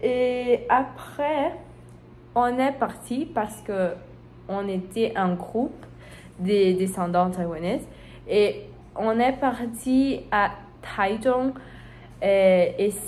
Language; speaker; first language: French; non-native, learner; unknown